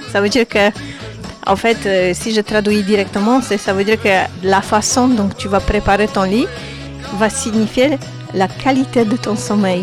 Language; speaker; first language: French; non-native, fluent; Polish